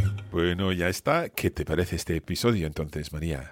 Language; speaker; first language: Spanish; native; Spanish